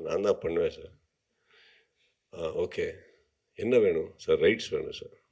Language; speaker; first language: Tamil; non-native, learner; Kannada